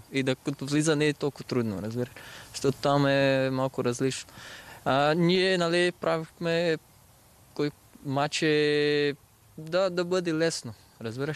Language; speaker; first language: Bulgarian; non-native, learner; Portuguese